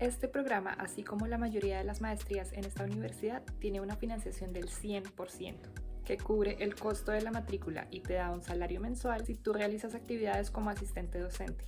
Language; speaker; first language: Spanish; native; Spanish